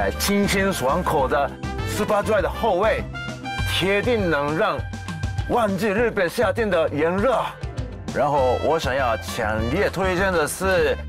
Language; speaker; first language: Chinese; non-native, fluent; Japanese